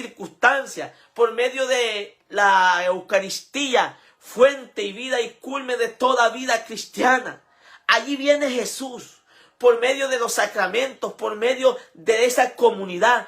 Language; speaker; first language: Spanish; native; Spanish